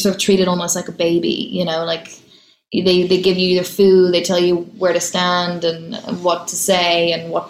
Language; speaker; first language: English; native; English